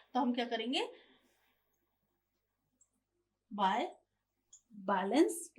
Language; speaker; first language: Hindi; native; Hindi